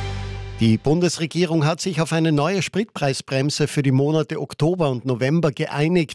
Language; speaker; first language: German; native; German